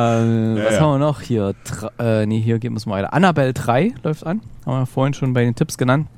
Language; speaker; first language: German; native; German